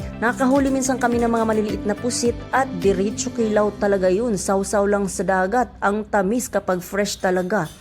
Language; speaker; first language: Filipino; non-native, local second language; Cebuano